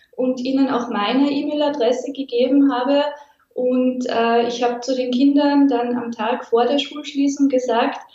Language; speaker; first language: German; native; German